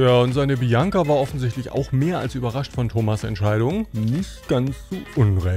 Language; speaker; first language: German; native; German